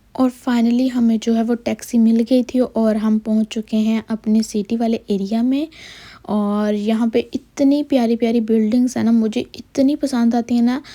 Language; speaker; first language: Urdu; non-native, local second language; Punjabi